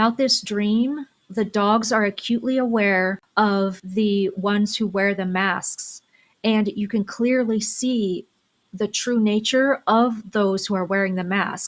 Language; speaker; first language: English; native; English